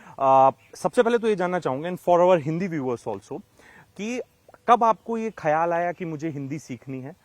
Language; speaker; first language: Hindi; native; Hindi